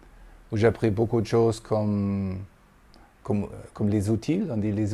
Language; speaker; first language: French; non-native, fluent; German